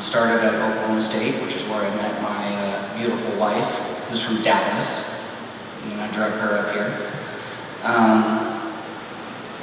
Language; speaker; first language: English; native; English